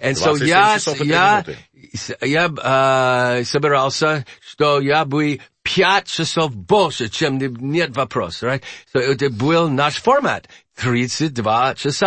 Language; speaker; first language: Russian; non-native, learner; English